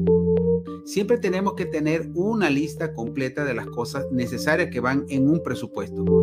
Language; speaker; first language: Spanish; native; Spanish